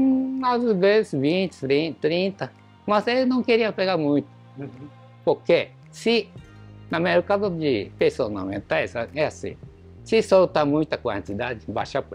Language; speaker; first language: Portuguese; non-native, learner; Japanese